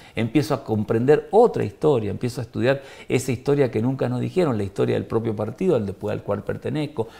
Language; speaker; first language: Spanish; native; Spanish